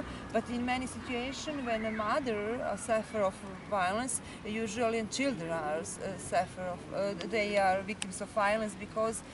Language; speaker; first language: English; non-native, learner; Serbian